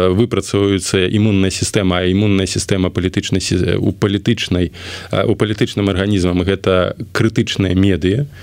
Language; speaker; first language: Belarusian; non-native, local second language; Russian